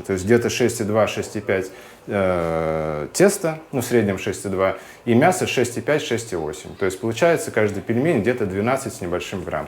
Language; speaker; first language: Russian; native; Russian